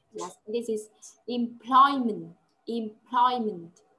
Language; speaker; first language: English; non-native, fluent; Vietnamese